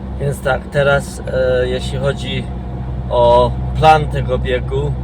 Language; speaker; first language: Polish; non-native, fluent; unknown